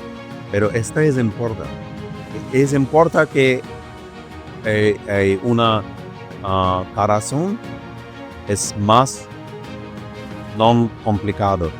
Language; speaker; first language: Spanish; non-native, learner; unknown